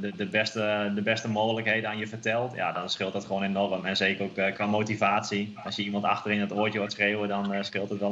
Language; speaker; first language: Dutch; native; Dutch